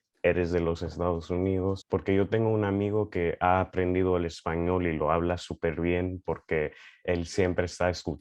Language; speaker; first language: Spanish; early bilingual, heritage; Spanish